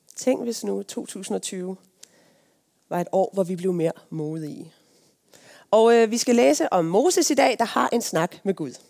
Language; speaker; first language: Danish; native; Danish